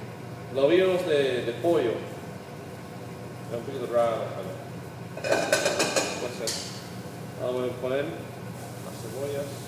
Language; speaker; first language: Spanish; early bilingual, heritage; Spanish